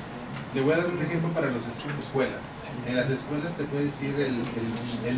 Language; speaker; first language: Spanish; native; Spanish